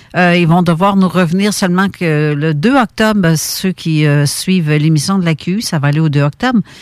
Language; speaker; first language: French; native; French